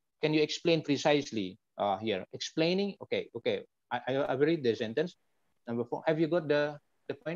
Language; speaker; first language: English; non-native, fluent; Indonesian